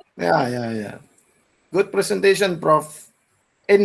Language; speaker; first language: English; non-native, learner; Indonesian